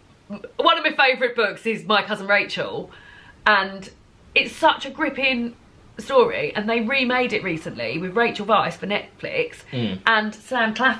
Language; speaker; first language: English; native; English